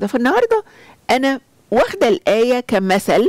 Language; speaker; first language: Arabic; native; Arabic